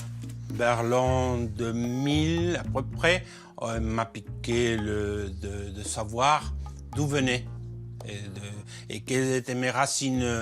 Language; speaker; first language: French; non-native, fluent; Spanish